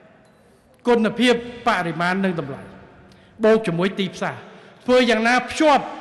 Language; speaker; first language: Khmer; native; Khmer